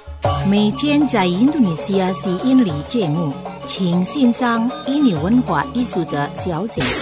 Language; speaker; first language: Chinese; non-native, fluent; Indonesian